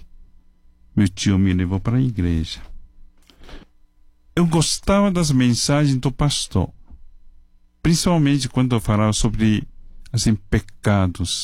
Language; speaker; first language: Portuguese; non-native, fluent; Chinese